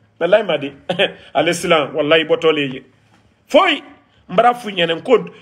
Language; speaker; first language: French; non-native, local second language; Mandingo